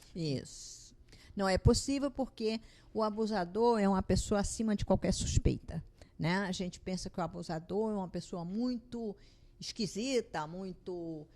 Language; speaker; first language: Portuguese; native; Portuguese